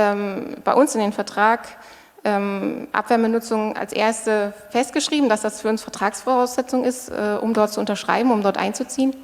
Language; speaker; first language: German; native; German